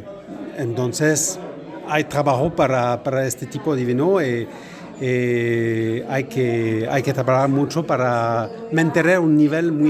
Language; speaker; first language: Spanish; non-native, fluent; French